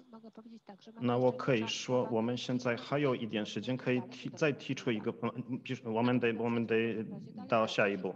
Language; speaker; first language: Chinese; non-native, fluent; Polish